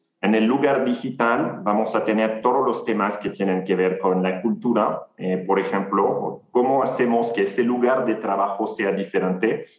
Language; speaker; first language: Spanish; non-native, fluent; French